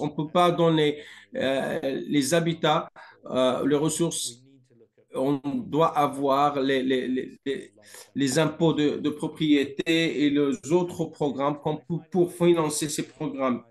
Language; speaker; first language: French; non-native, fluent; English